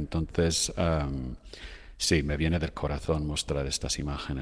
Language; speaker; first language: Spanish; non-native, fluent; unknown